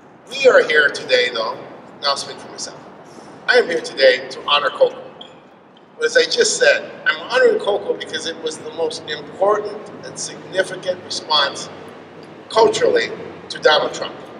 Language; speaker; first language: English; early bilingual, other home language; Spanish